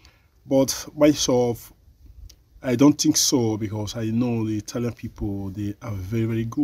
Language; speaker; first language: English; non-native, learner; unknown